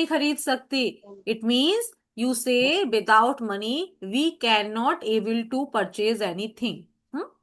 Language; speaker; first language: English; non-native, learner; Hindi